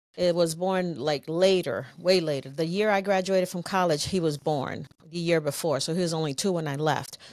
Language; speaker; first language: English; native; English